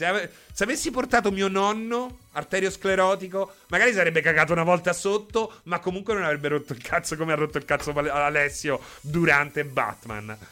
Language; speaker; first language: Italian; native; Italian